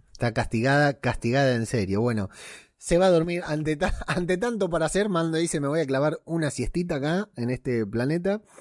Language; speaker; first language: Spanish; native; Spanish